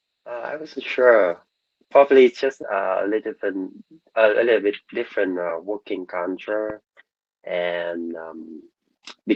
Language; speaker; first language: English; non-native, learner; Vietnamese